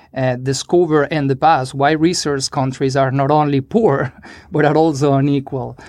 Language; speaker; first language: English; non-native, fluent; Spanish